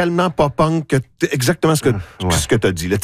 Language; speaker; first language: French; native; French